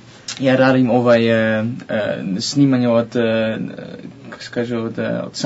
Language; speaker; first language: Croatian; non-native, learner; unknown